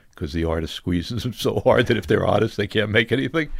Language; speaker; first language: English; native; English